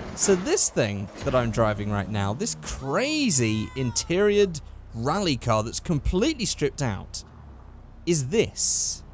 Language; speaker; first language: English; native; English